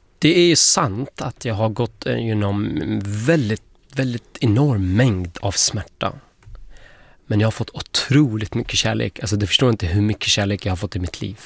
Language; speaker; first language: Swedish; non-native, fluent; Arabic